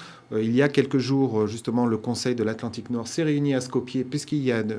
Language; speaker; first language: French; native; French